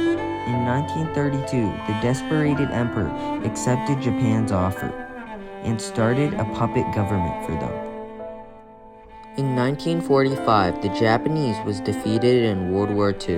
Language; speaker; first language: English; non-native, fluent; Chinese